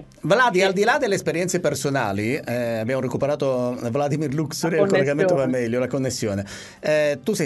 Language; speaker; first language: Italian; native; Italian